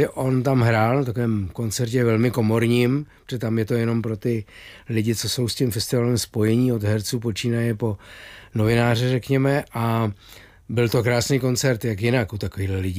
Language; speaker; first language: Czech; native; Czech